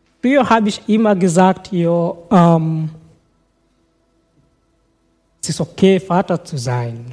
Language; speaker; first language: German; non-native, fluent; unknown